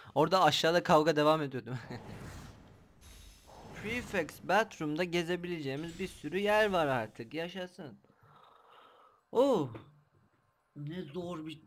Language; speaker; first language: Turkish; native; Turkish